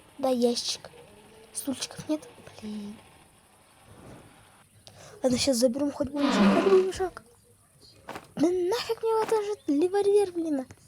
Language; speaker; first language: Russian; native; Russian